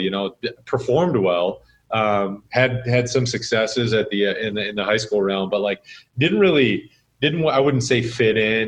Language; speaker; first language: English; native; English